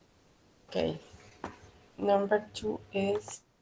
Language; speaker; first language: English; non-native, learner; Spanish